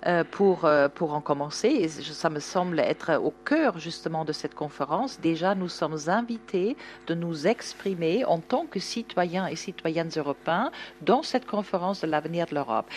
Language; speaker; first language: French; non-native, fluent; German